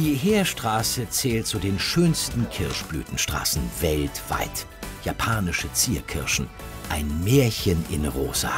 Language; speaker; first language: German; native; German